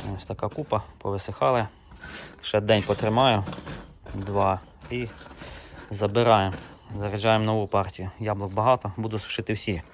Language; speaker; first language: Ukrainian; native; Ukrainian